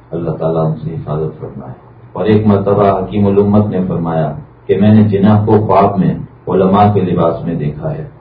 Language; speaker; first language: Urdu; native; Urdu